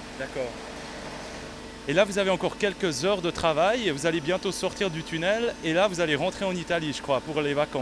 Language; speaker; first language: French; native; French